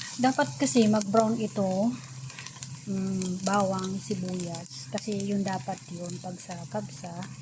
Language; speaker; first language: Filipino; native; Filipino